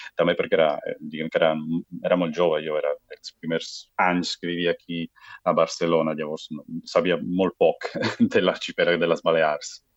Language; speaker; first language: Catalan; non-native, local second language; Italian